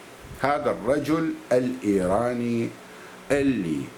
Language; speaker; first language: Arabic; native; Arabic